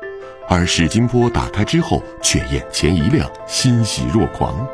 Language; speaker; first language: Chinese; native; Chinese